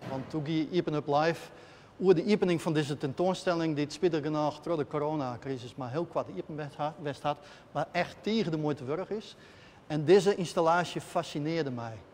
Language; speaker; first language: Dutch; non-native, local second language; Western Frisian